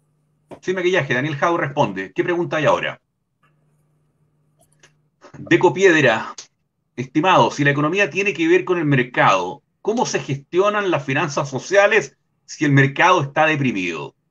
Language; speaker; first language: Spanish; native; Spanish